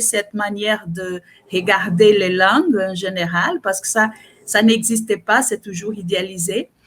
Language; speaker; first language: French; non-native, fluent; Portuguese